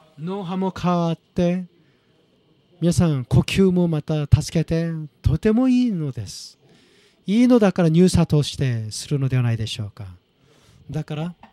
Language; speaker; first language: Japanese; non-native, fluent; Korean